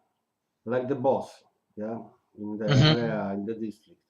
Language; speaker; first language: English; non-native, learner; Polish